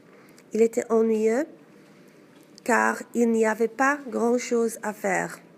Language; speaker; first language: French; non-native, learner; English